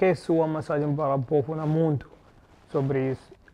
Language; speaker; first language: Portuguese; non-native, learner; Arabic